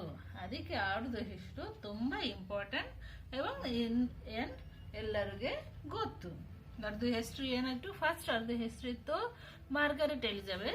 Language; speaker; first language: Kannada; non-native, local second language; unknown